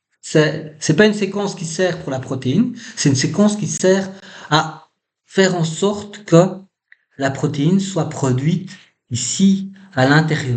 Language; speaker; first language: French; native; French